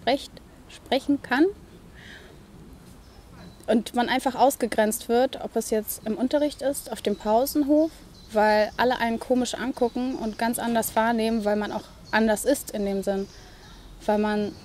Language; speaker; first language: German; early bilingual, other home language; Russian